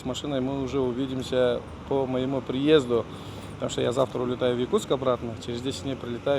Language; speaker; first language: Russian; native; Russian